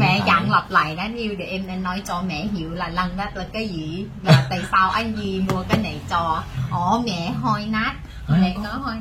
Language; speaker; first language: Vietnamese; non-native, learner; Thai